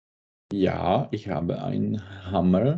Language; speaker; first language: German; non-native, learner; Czech